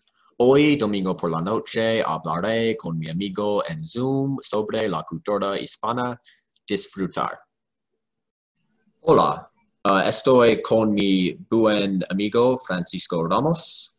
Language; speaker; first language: Spanish; non-native, learner; English